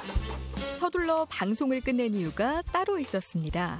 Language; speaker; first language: Korean; native; Korean